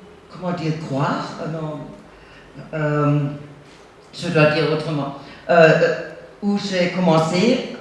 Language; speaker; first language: French; non-native, fluent; German